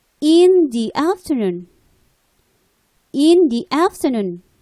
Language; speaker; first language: English; non-native, learner; Indonesian